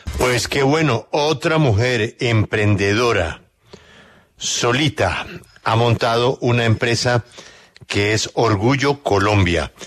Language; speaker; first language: Spanish; native; Spanish